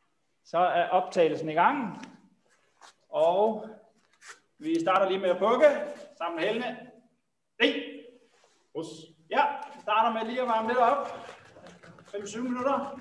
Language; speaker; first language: Danish; native; Danish